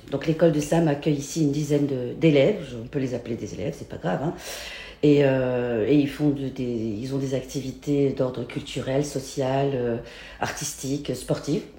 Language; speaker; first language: French; native; French